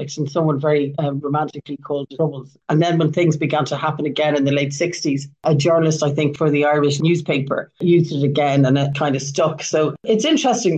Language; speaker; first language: English; native; English